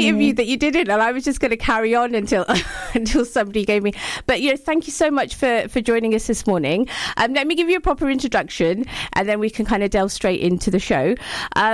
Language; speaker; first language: English; native; English